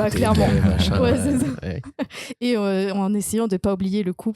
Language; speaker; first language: French; native; French